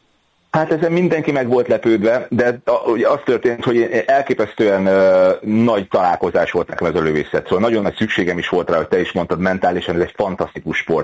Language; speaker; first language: Hungarian; native; Hungarian